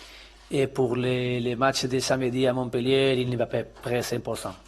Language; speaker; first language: French; non-native, learner; Spanish